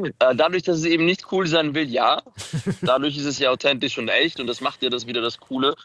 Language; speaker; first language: German; early bilingual, other home language; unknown